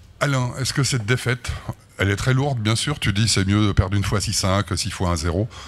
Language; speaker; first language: French; native; French